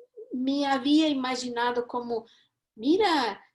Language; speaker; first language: Spanish; non-native, fluent; Portuguese